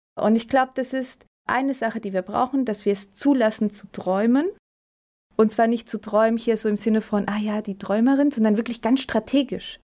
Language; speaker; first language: German; early bilingual, other home language; Spanish